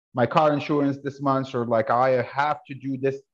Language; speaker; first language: English; non-native, fluent; Arabic